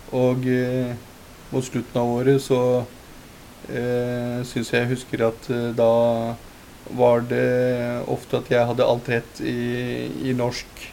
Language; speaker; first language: Norwegian; early bilingual, other home language; Punjabi